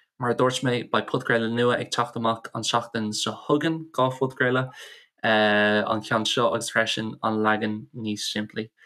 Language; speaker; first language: Irish; non-native, local second language; English